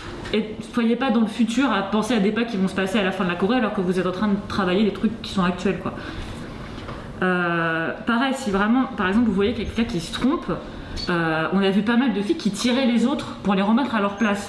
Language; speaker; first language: French; native; French